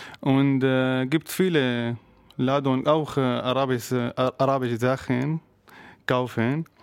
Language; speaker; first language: German; non-native, learner; Arabic